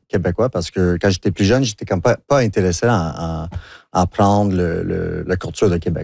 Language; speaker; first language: French; non-native, local second language; English